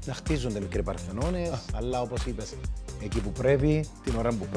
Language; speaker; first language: Greek; native; Greek